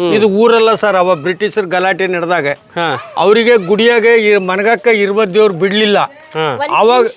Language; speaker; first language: Kannada; native; Kannada